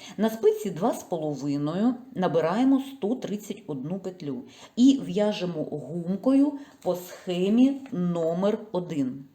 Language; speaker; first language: Ukrainian; non-native, local second language; Russian